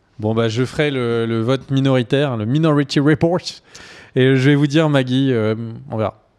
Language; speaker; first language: French; native; French